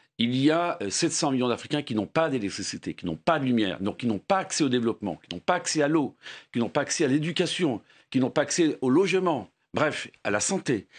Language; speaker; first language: French; native; French